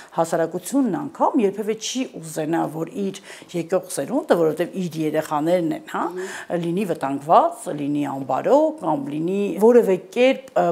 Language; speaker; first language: Armenian; native; Armenian